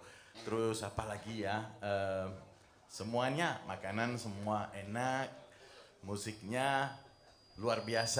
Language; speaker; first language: Indonesian; non-native, fluent; French